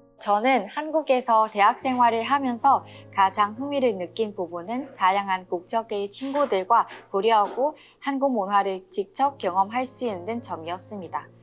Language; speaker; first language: Korean; non-native, learner; Vietnamese